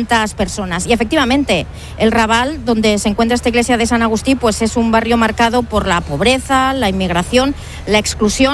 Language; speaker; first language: Spanish; native; Spanish